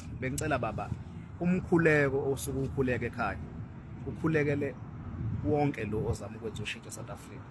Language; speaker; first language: Zulu; native; Zulu